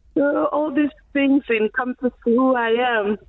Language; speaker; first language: English; non-native, local second language; Shona